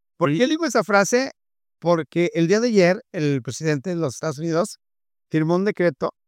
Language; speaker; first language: Spanish; native; Spanish